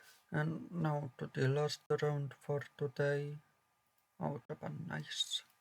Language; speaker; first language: English; non-native, fluent; Polish